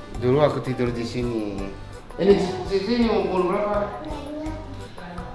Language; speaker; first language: Indonesian; non-native, fluent; Japanese